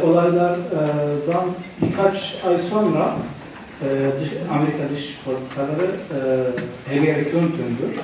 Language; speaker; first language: Turkish; non-native, fluent; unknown